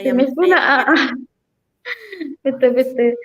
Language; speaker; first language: Malay; native; Malay